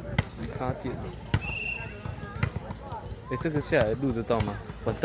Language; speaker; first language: Chinese; native; Chinese